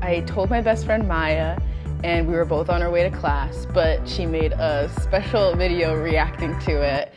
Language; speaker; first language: English; native; English